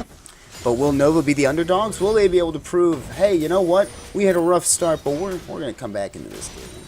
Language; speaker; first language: English; native; English